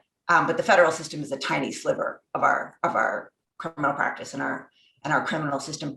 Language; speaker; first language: English; native; English